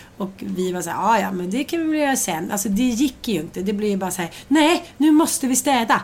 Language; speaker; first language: Swedish; native; Swedish